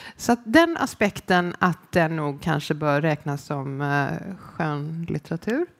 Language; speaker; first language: Swedish; native; Swedish